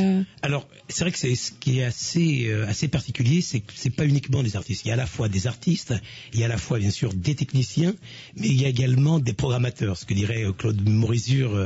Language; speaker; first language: French; native; French